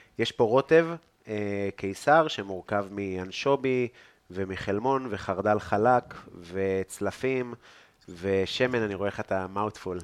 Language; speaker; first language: Hebrew; native; Hebrew